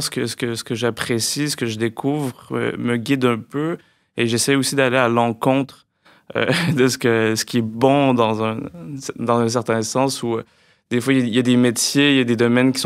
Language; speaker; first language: French; native; French